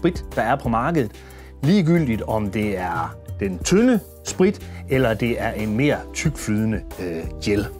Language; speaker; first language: Danish; native; Danish